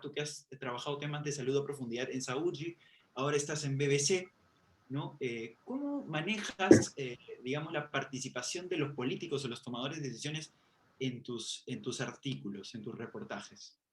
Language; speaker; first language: Spanish; native; Spanish